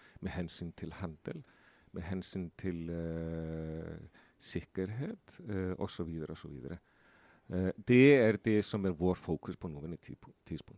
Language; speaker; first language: Norwegian; non-native, fluent; Icelandic